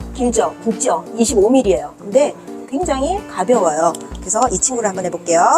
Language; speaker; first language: Korean; native; Korean